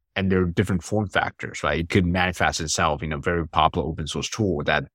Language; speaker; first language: English; non-native, fluent; Chinese